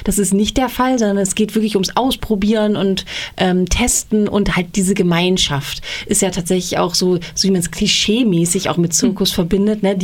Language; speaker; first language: German; native; German